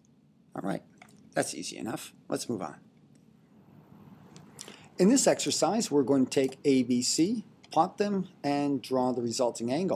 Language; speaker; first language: English; native; English